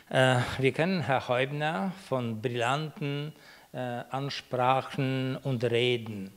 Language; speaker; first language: German; non-native, fluent; Polish